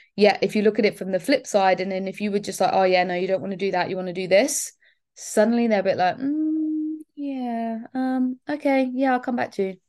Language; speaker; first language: English; native; English